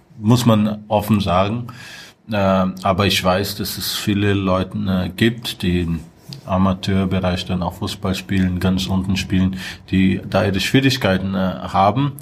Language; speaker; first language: German; non-native, fluent; Portuguese